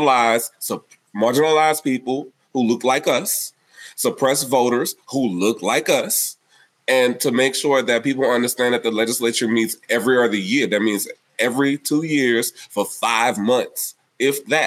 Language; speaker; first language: English; native; English